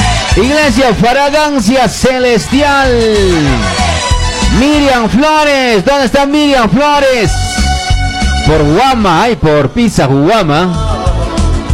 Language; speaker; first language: Spanish; non-native, local second language; Quechua